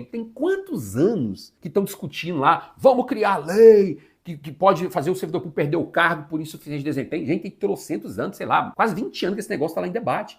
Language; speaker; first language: Portuguese; native; Portuguese